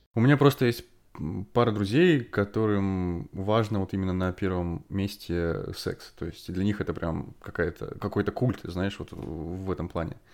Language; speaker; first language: Russian; native; Russian